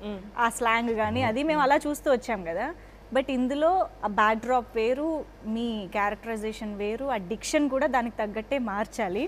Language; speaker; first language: Telugu; native; Telugu